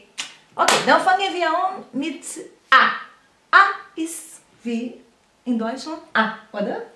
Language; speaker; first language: German; non-native, fluent; Portuguese